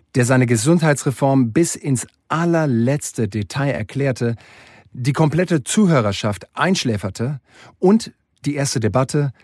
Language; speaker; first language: German; native; German